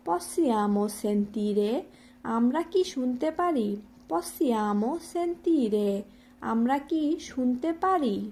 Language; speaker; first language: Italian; non-native, fluent; Bangla